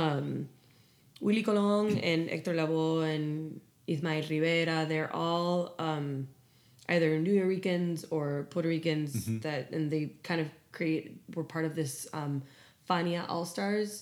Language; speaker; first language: English; non-native, fluent; Spanish